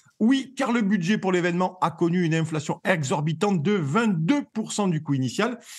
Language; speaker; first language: French; native; French